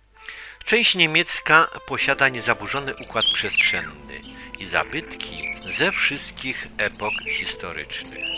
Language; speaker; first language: Polish; native; Polish